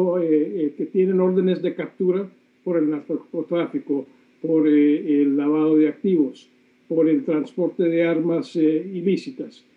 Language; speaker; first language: Spanish; non-native, fluent; English